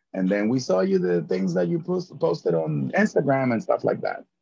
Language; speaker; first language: English; early bilingual, other home language; Spanish